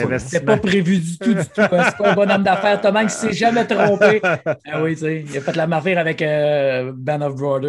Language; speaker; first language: French; native; French